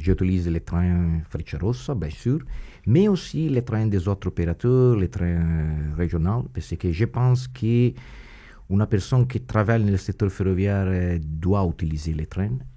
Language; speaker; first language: French; non-native, fluent; Italian